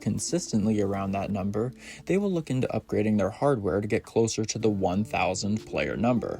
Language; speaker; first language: English; native; English